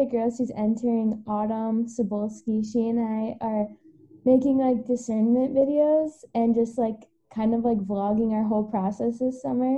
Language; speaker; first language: English; native; English